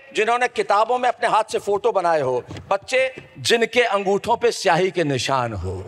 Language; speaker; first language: Hindi; native; Hindi